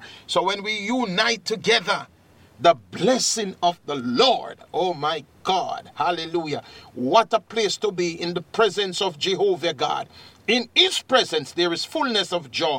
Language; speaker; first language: English; native; English